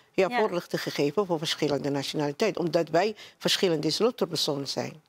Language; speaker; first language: Dutch; non-native, learner; Somali